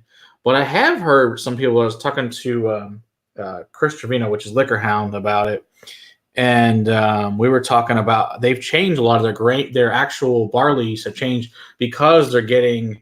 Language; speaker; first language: English; native; English